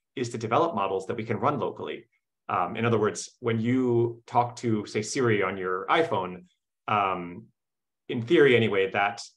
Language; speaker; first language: English; native; English